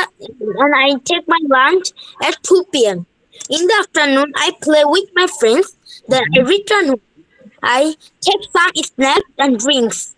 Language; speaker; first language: English; non-native, learner; Bangla